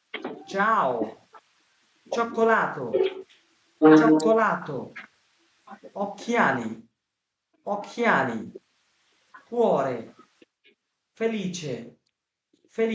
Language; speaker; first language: Italian; non-native, fluent; Bangla